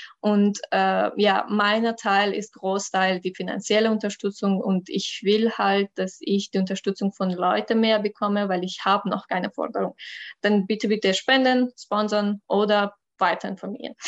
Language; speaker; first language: German; non-native, learner; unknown